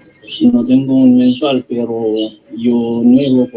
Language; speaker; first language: Spanish; non-native, learner; Haitian Creole